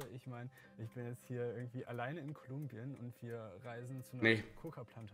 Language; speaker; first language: German; native; German